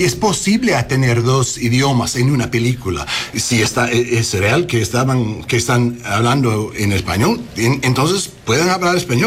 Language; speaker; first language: Spanish; early bilingual, heritage; English